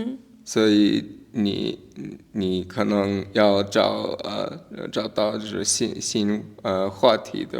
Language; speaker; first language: Chinese; non-native, learner; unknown